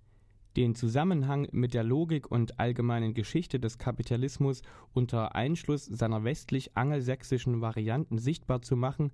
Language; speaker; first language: German; native; German